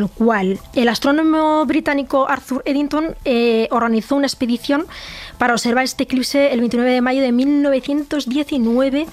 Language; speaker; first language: Spanish; native; Spanish